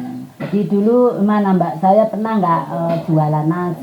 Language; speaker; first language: Indonesian; non-native, local second language; Javanese